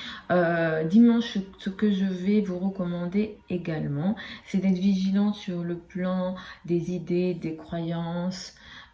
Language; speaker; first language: French; native; French